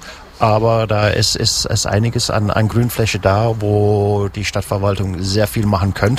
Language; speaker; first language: German; native; German